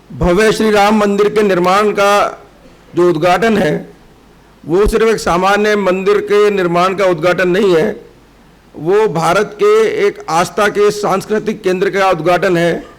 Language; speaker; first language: Hindi; native; Hindi